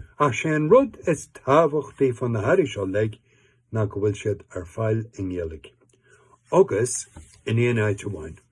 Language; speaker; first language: Irish; native; Irish